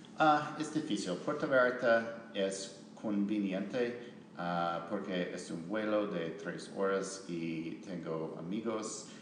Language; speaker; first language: Spanish; non-native, learner; English